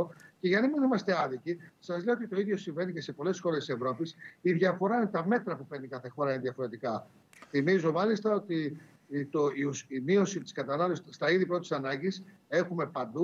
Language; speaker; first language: Greek; native; Greek